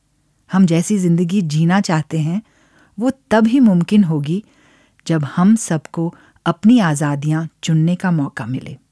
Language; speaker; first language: Hindi; native; Hindi